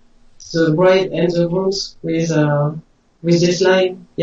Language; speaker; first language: English; non-native, learner; French